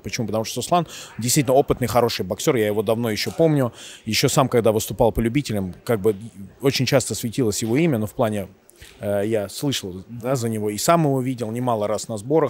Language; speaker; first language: Russian; native; Russian